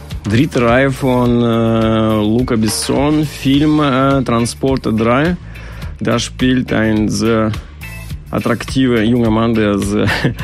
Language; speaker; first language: German; non-native, fluent; Russian